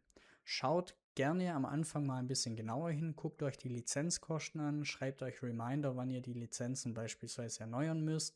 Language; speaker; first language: German; native; German